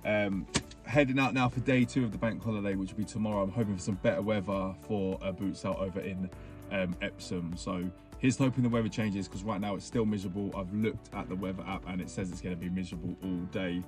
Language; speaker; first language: English; native; English